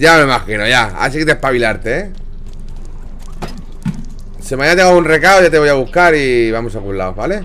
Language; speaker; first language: Spanish; native; Spanish